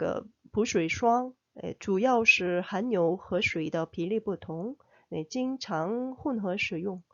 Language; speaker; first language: Chinese; non-native, fluent; Korean